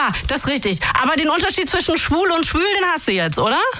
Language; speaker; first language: German; native; German